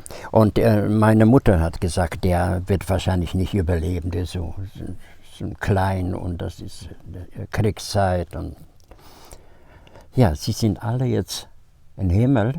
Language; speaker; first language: German; non-native, fluent; Polish